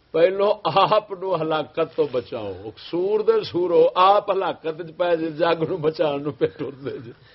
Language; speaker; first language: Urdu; non-native, local second language; Punjabi